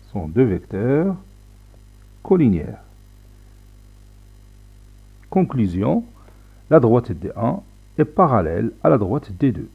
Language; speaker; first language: French; non-native, local second language; Arabic